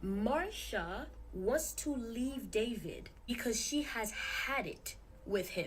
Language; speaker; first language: English; native; English